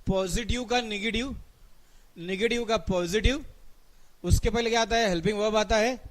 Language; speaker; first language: Hindi; non-native, local second language; Marathi